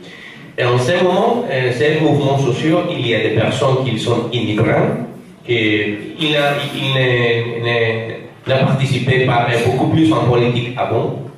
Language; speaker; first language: French; non-native, fluent; Spanish